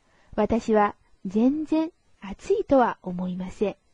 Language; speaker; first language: Japanese; non-native, fluent; Chinese